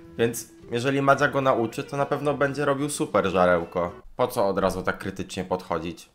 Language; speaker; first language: Polish; native; Polish